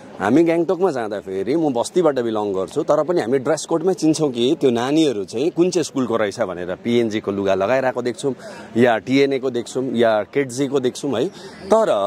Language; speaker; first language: Nepali; native; Nepali